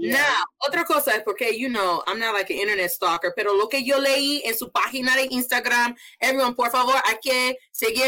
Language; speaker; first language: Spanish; non-native, fluent; English